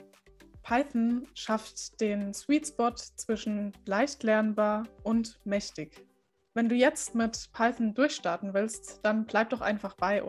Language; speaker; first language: German; native; German